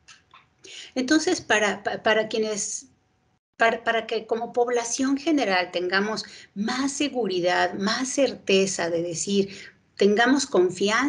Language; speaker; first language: Spanish; native; Spanish